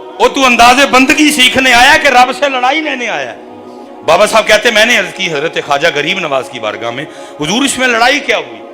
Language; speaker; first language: Urdu; non-native, local second language; Punjabi